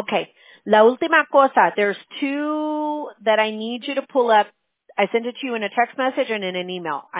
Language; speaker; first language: English; early bilingual, other home language; Spanish